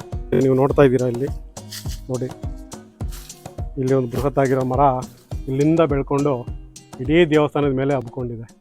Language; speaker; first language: Kannada; native; Kannada